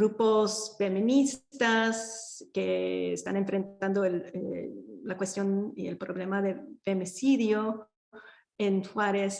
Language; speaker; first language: Spanish; early bilingual, heritage; Spanish